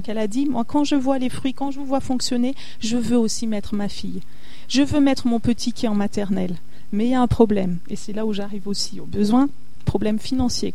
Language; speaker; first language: French; native; French